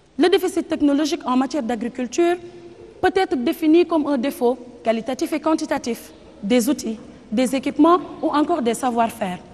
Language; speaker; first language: French; non-native, local second language; Wolof